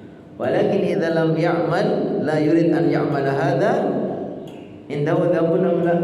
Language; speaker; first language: Arabic; non-native, fluent; Indonesian